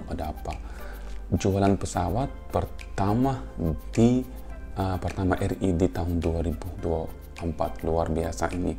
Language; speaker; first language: Indonesian; non-native, fluent; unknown